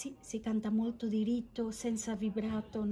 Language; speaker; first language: Italian; non-native, fluent; Catalan